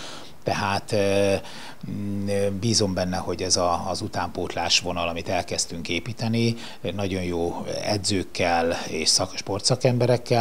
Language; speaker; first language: Hungarian; native; Hungarian